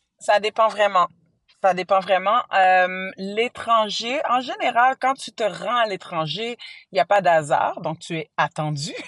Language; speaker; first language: French; early bilingual, other home language; Haitian Creole